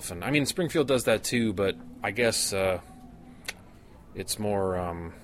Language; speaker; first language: English; native; English